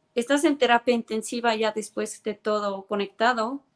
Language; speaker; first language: Spanish; non-native, fluent; Estonian